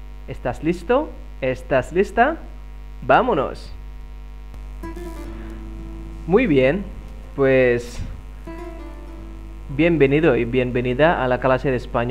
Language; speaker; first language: Spanish; non-native, fluent; Indonesian